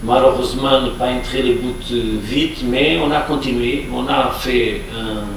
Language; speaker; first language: French; non-native, fluent; Portuguese